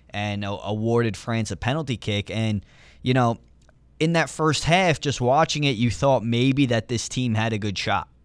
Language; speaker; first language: English; early bilingual, other home language; Italian